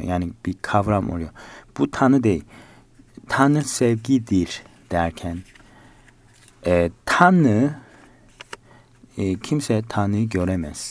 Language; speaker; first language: Turkish; non-native, learner; Korean